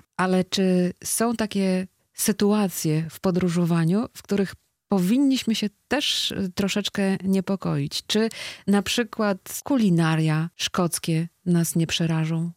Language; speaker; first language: Polish; native; Polish